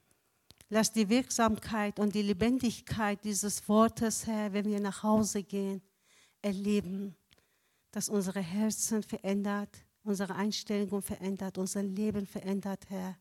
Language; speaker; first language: German; non-native, fluent; Persian